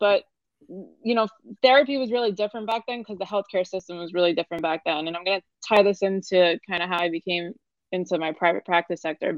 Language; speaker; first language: English; native; English